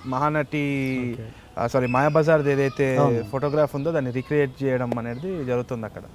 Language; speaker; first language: Telugu; native; Telugu